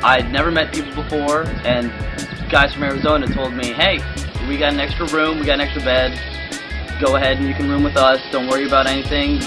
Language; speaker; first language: English; native; English